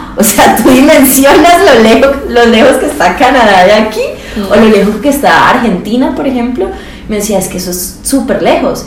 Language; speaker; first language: Spanish; native; Spanish